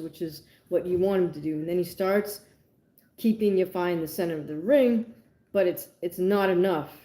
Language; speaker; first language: English; native; English